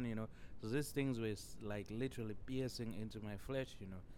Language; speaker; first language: English; non-native, local second language; Shona